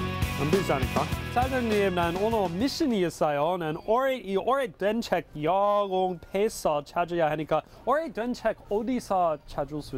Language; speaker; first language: Korean; non-native, fluent; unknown